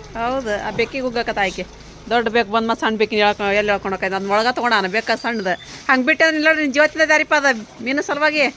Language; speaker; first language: Kannada; native; Kannada